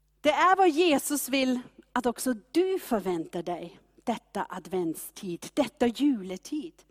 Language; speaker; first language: Swedish; non-native, fluent; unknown